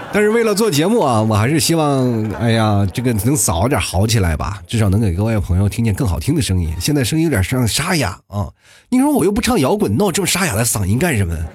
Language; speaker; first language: Chinese; native; Chinese